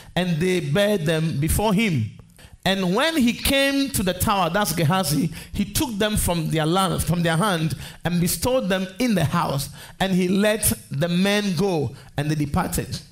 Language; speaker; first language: English; non-native, local second language; Akan